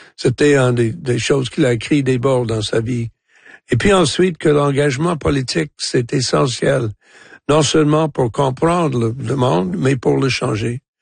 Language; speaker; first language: French; non-native, local second language; English